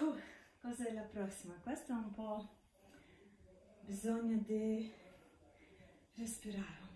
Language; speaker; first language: Italian; non-native, learner; Russian